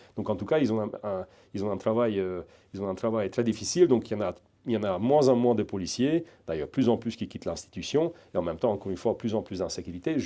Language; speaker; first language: French; non-native, fluent; Hungarian